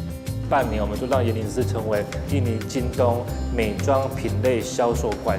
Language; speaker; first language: Chinese; native; Chinese